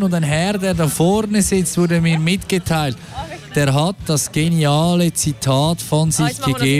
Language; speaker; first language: German; native; German